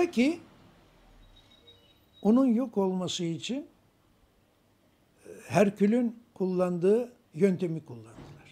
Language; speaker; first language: Turkish; non-native, local second language; Greek